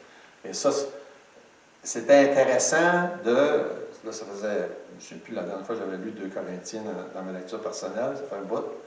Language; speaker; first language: French; native; French